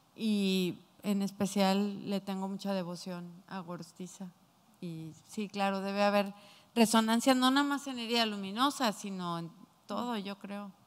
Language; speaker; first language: Spanish; native; Spanish